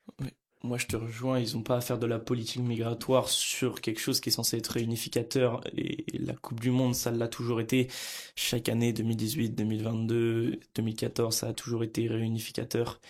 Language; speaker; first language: French; native; French